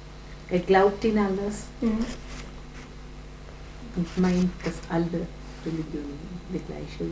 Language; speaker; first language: German; non-native, fluent; Gujarati